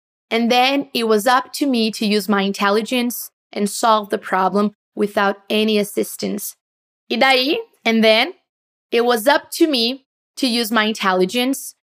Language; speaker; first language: English; non-native, fluent; Portuguese